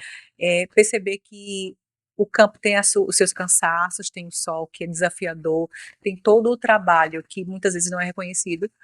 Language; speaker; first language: Portuguese; native; Portuguese